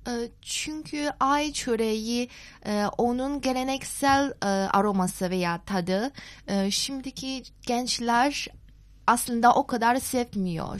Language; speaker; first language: Turkish; non-native, fluent; Chinese